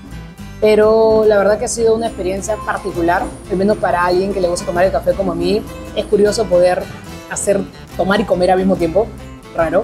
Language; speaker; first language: Spanish; native; Spanish